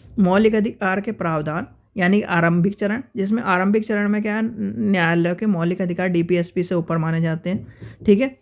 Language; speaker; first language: Hindi; native; Hindi